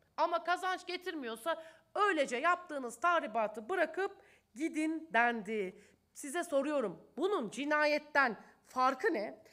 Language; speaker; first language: Turkish; native; Turkish